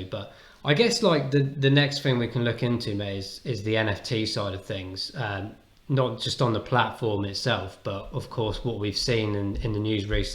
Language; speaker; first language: English; native; English